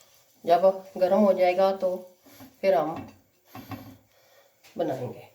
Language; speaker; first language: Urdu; non-native, local second language; Punjabi